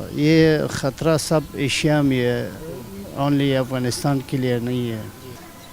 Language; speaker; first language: Hindi; non-native, learner; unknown